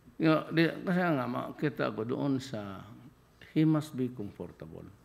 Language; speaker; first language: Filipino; non-native, local second language; Cebuano